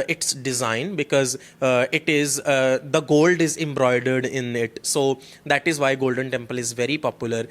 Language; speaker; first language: English; non-native, local second language; Punjabi